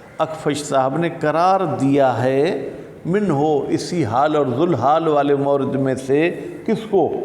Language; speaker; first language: Urdu; non-native, local second language; Sindhi